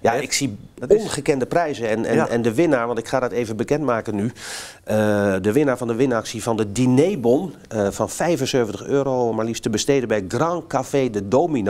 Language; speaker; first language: Dutch; native; Dutch